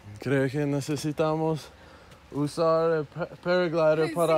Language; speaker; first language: Spanish; non-native, learner; English